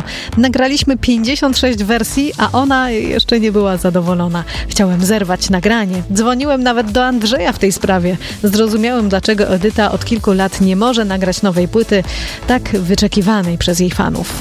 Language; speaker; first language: Polish; native; Polish